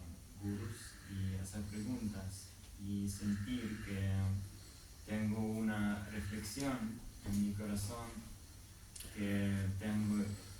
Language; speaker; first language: Spanish; non-native, learner; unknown